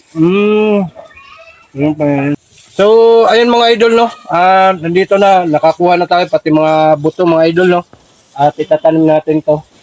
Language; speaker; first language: Filipino; native; Filipino